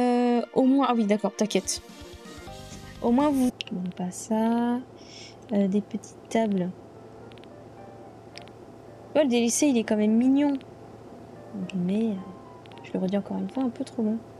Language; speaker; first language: French; native; French